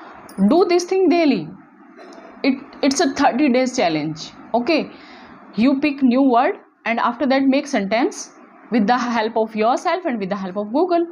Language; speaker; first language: English; non-native, local second language; Hindi